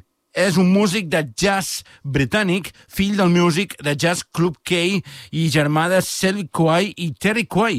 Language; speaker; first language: Catalan; native; Catalan